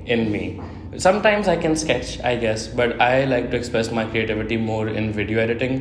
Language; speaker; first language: English; non-native, local second language; Hindi